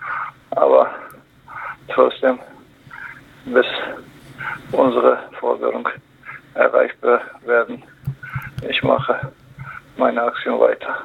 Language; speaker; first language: German; non-native, learner; Kurdish